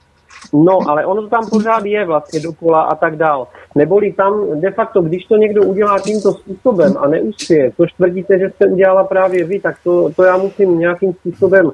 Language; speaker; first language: Czech; native; Czech